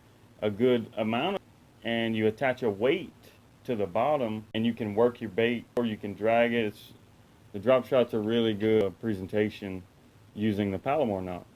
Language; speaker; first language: English; native; English